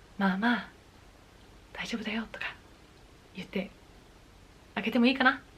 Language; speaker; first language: Japanese; early bilingual, heritage; English